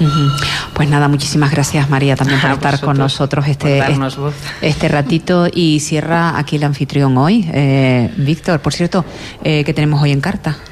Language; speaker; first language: Spanish; native; Spanish